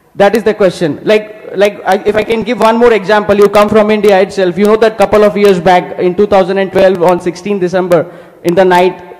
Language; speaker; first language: English; non-native, local second language; Hindi